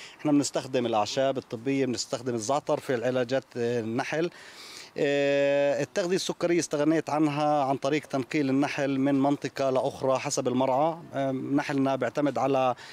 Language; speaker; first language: Arabic; native; Arabic